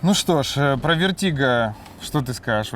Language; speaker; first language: Russian; native; Russian